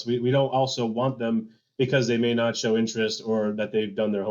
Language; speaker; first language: English; native; English